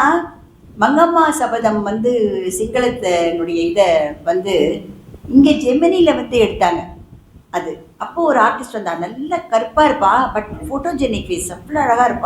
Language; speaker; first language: Tamil; native; Tamil